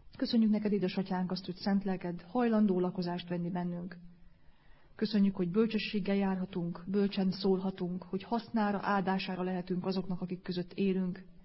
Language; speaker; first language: Hungarian; native; Hungarian